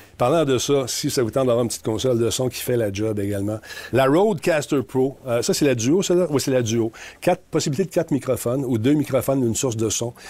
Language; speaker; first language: French; native; French